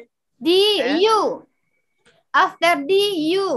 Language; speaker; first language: English; non-native, learner; Indonesian